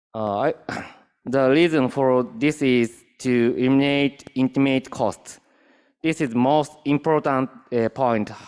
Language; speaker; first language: English; non-native, learner; Japanese